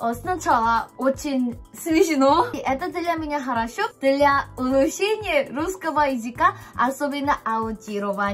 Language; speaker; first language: Russian; non-native, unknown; Korean